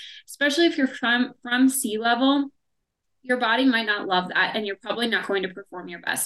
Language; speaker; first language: English; native; English